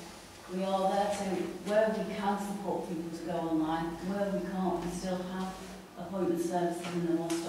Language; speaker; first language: English; native; English